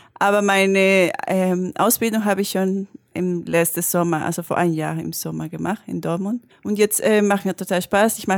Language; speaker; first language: German; non-native, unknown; Spanish